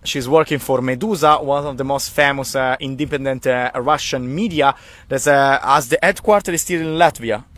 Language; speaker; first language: English; non-native, fluent; Italian